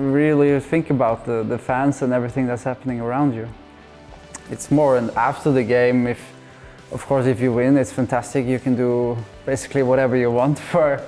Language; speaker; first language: English; non-native, fluent; Norwegian